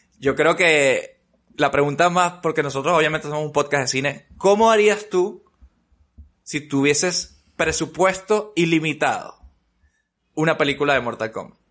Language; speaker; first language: Spanish; native; Spanish